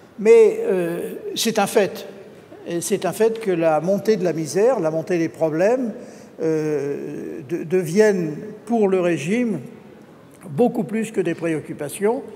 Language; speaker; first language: French; native; French